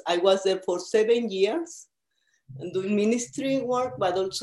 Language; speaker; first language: English; non-native, fluent; Spanish